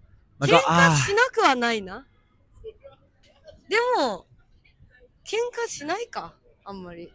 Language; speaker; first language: Japanese; native; Japanese